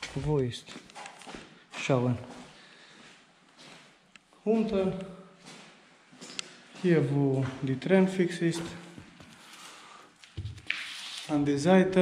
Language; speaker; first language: German; non-native, learner; Romanian